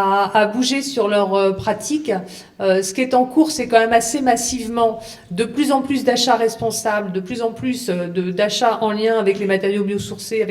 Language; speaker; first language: French; native; French